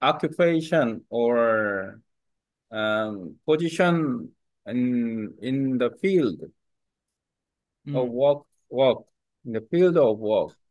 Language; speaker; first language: English; non-native, learner; Vietnamese